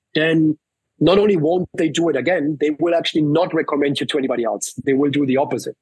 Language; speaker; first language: English; early bilingual, other home language; Spanish